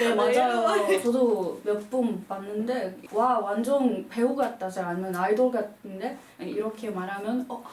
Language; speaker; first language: Korean; non-native, fluent; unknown